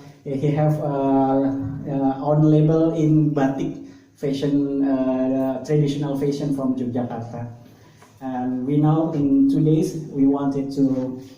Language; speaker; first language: English; non-native, learner; Indonesian